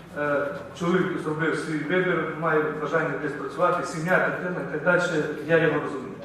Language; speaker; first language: Ukrainian; native; Ukrainian